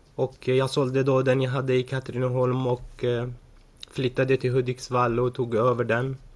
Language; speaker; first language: Swedish; early bilingual, other home language; Arabic